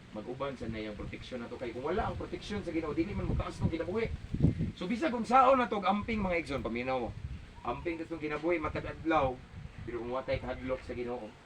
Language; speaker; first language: Cebuano; native; Cebuano